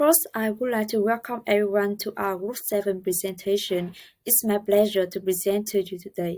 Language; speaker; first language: English; non-native, learner; Vietnamese